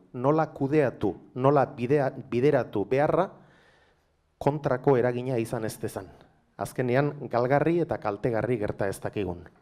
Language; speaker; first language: Basque; native; Basque